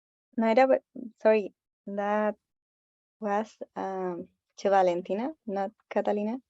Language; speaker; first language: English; non-native, learner; Spanish